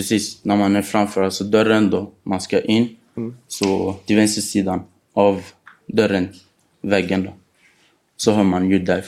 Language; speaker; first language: Swedish; non-native, fluent; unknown